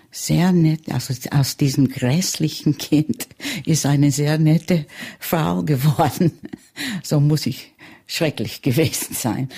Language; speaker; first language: German; early bilingual, heritage; German